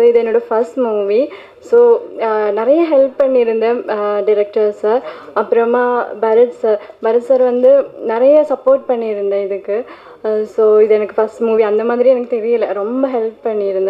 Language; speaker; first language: Tamil; non-native, learner; Malayalam